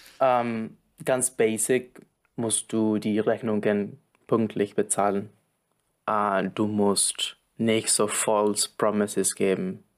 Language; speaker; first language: German; non-native, fluent; Spanish